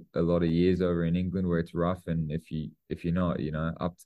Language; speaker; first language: English; native; English